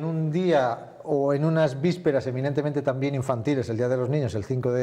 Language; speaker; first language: Spanish; native; Spanish